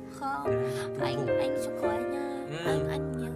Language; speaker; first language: Vietnamese; non-native, learner; Indonesian